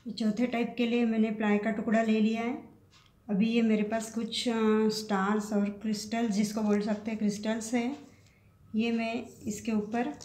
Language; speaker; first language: Hindi; non-native, local second language; Marathi